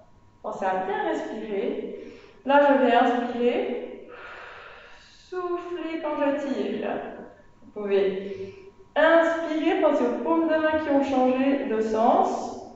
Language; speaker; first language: French; native; French